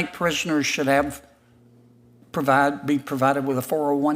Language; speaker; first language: English; native; English